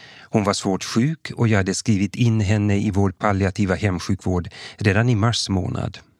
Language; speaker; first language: Swedish; native; Swedish